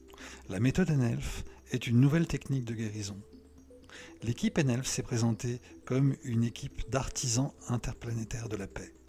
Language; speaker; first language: French; native; French